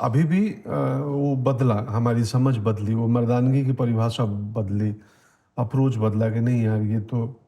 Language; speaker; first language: Hindi; native; Hindi